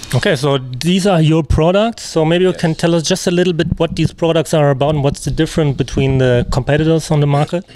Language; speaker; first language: English; non-native, fluent; German